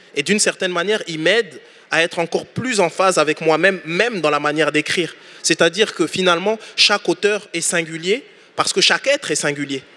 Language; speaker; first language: French; native; French